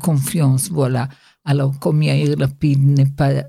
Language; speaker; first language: French; non-native, learner; Hebrew